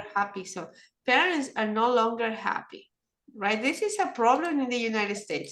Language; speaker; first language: English; non-native, fluent; Spanish